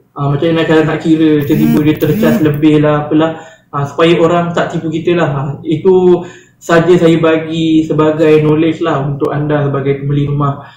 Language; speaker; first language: Malay; native; Malay